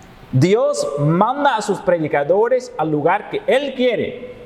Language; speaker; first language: Spanish; non-native, fluent; Dutch